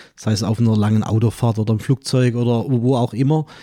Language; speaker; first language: German; non-native, fluent; French